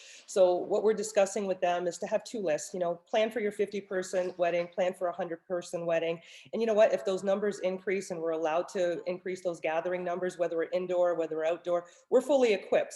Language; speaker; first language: English; native; English